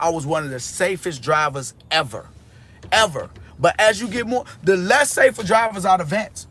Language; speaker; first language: English; native; English